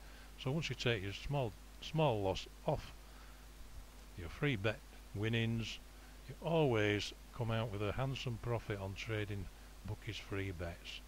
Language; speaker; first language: English; native; English